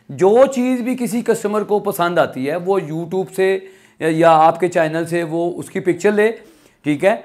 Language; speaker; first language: Urdu; non-native, local second language; Punjabi